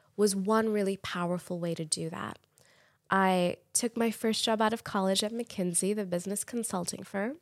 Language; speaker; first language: English; non-native, local second language; Urdu